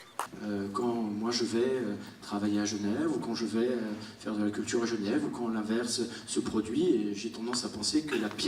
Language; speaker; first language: French; native; French